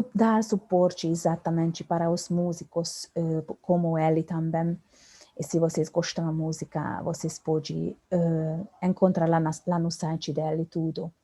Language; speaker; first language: Portuguese; non-native, fluent; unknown